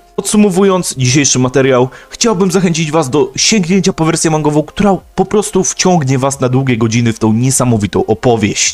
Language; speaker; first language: Polish; native; Polish